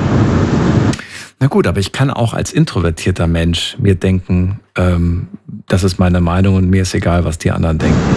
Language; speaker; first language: German; native; German